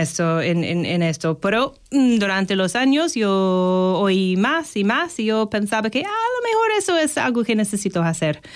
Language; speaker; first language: Spanish; non-native, fluent; English